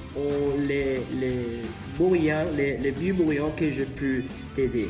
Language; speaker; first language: French; non-native, learner; Spanish